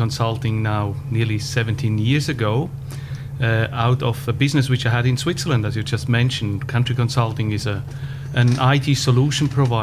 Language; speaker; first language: English; non-native, fluent; German